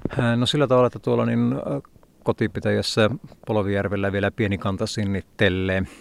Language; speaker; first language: Finnish; native; Finnish